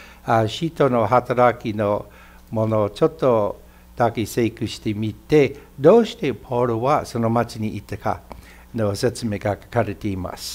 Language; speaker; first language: Japanese; non-native, fluent; English